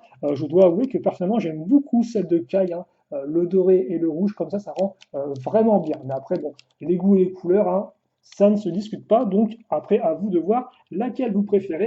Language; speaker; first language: French; native; French